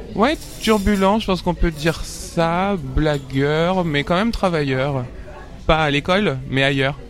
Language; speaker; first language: French; native; French